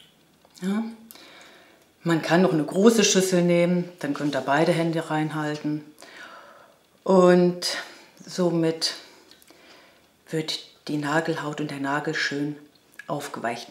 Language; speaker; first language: German; native; German